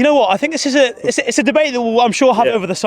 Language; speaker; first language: English; native; English